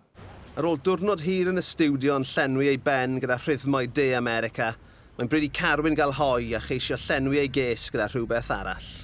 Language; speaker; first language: Welsh; native; Welsh